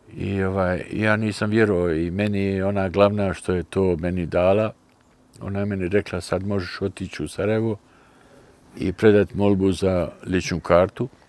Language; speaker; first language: Bosnian; early bilingual, heritage; Bosnian